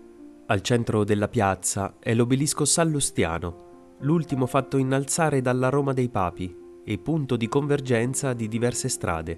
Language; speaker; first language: Italian; native; Italian